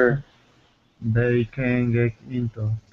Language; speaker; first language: English; non-native, learner; Spanish